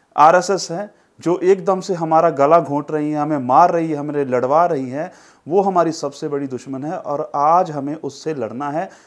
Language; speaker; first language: Hindi; non-native, local second language; Punjabi